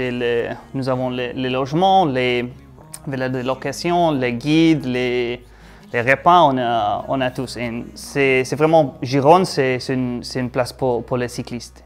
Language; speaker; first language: French; non-native, fluent; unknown